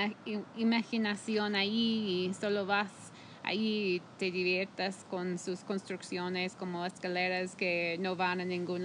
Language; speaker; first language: Spanish; non-native, fluent; English